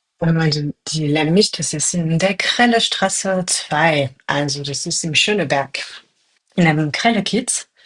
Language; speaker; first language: German; non-native, fluent; French